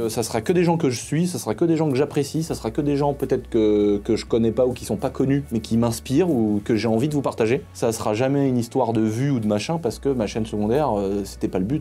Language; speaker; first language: French; native; French